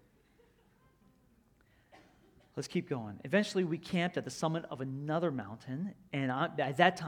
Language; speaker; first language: English; native; English